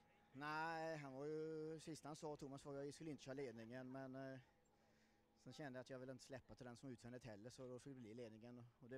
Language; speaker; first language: Swedish; native; Swedish